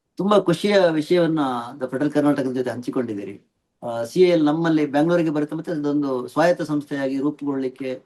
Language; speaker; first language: Kannada; native; Kannada